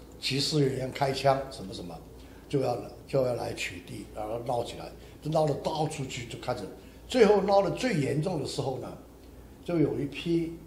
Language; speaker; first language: Chinese; non-native, local second language; Hakka Chinese